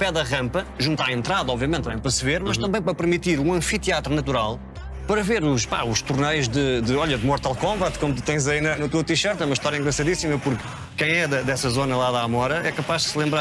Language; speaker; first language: Portuguese; native; Portuguese